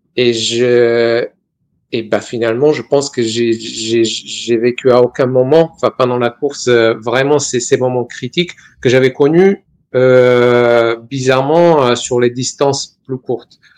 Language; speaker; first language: French; non-native, fluent; Serbian